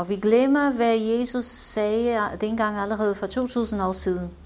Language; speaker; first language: Danish; non-native, fluent; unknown